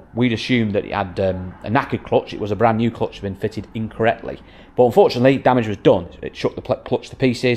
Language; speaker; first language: English; native; English